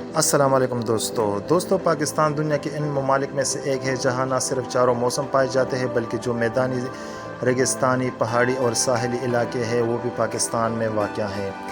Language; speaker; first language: Urdu; non-native, local second language; Khowar